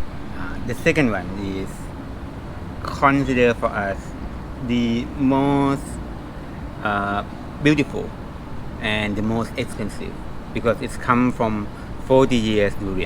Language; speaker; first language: English; non-native, fluent; Thai